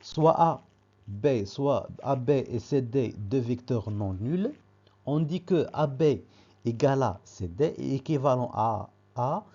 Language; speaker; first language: French; non-native, local second language; Arabic